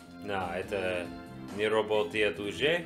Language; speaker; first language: Russian; non-native, learner; English